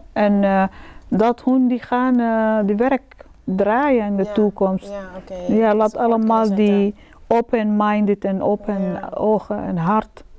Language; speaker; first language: Dutch; non-native, learner; Arabic